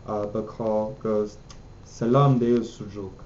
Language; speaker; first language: Turkish; non-native, learner; English